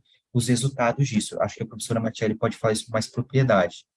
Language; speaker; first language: Portuguese; native; Portuguese